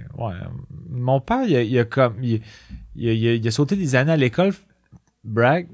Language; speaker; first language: French; native; French